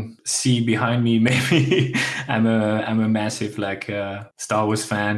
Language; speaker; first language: English; non-native, fluent; French